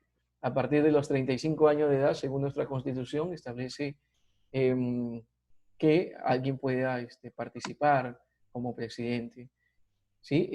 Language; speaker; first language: Spanish; native; Spanish